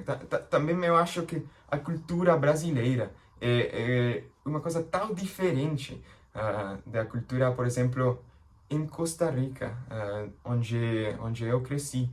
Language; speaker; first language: Portuguese; non-native, learner; English